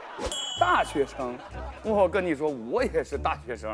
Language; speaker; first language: Chinese; native; Chinese